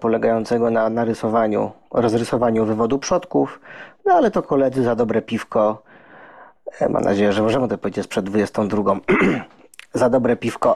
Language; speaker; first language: Polish; native; Polish